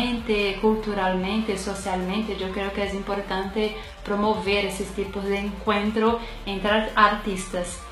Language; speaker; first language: Portuguese; non-native, fluent; Spanish